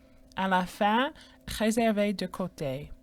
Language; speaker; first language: French; non-native, fluent; English